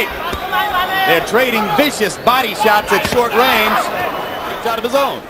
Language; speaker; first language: English; native; English